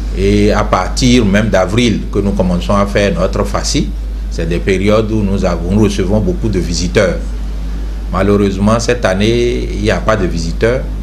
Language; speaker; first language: French; native; French